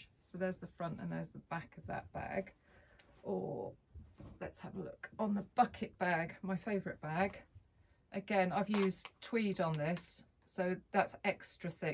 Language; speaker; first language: English; native; English